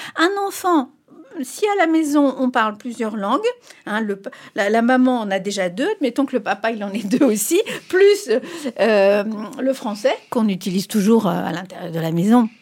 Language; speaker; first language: French; non-native, fluent; Spanish